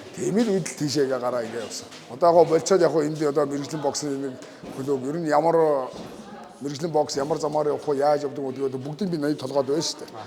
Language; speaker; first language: Mongolian; native; Mongolian